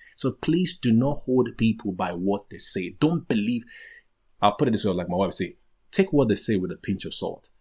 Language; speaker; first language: English; non-native, local second language; Yoruba